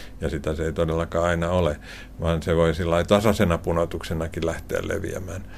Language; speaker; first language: Finnish; native; Finnish